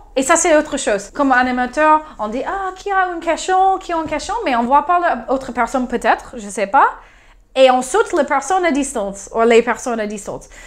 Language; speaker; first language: French; non-native, fluent; English